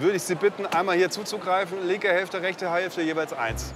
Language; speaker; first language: German; native; German